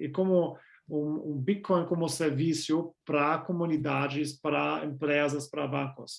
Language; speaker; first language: Portuguese; non-native, fluent; German